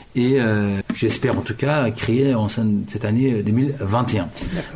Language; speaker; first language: French; early bilingual, other home language; Turkish